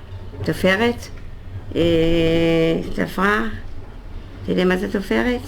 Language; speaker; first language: Hebrew; non-native, fluent; Dutch